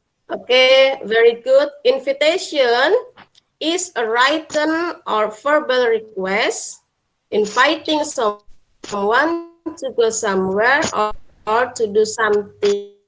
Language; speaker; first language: English; non-native, fluent; Indonesian